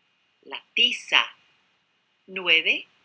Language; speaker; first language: Spanish; non-native, fluent; English